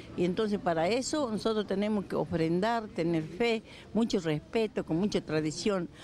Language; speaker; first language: Spanish; native; Spanish